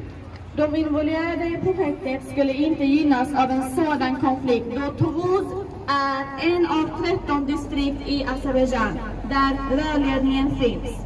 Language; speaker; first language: Swedish; non-native, fluent; Azerbaijani